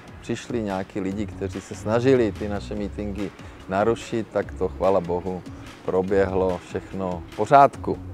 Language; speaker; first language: Czech; non-native, local second language; Slovak